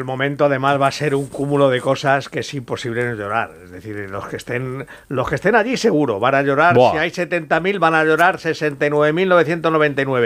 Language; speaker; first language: Spanish; native; Spanish